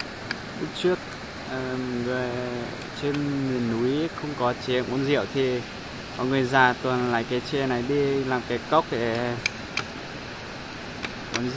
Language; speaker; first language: Vietnamese; non-native, local second language; Hmong